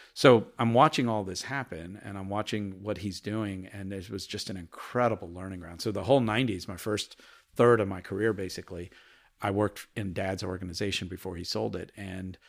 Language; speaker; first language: English; early bilingual, other home language; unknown